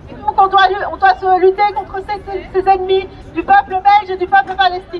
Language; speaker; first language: French; native; French